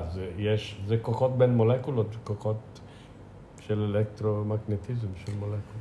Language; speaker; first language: Hebrew; non-native, fluent; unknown